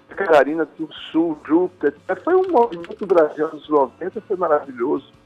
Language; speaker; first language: Portuguese; native; Portuguese